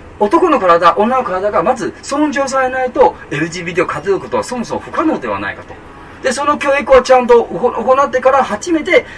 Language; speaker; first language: Japanese; non-native, fluent; Chinese